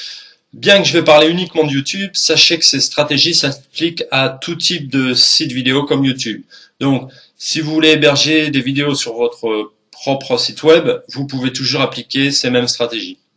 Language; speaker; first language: French; native; French